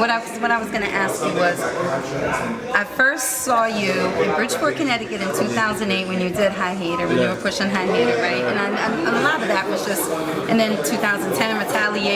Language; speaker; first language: English; native; English